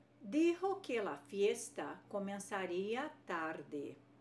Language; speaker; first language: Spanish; non-native, fluent; Portuguese